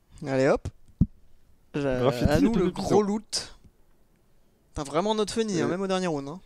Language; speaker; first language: French; native; French